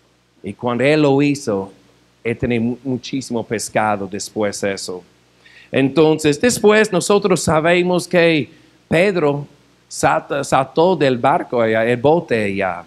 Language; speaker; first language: Spanish; non-native, fluent; English